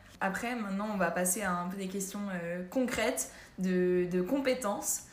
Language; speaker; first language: French; native; French